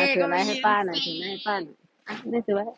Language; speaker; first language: Thai; native; Thai